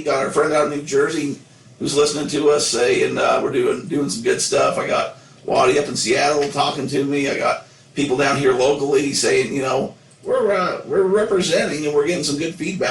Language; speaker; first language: English; native; English